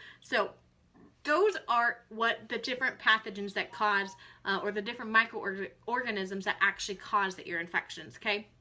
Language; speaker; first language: English; native; English